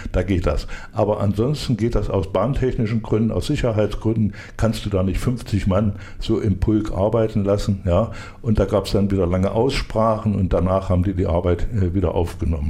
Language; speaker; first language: German; native; German